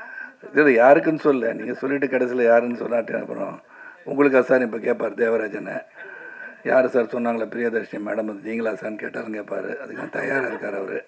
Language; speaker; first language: Tamil; native; Tamil